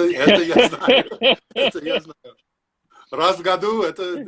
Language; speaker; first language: Russian; non-native, learner; English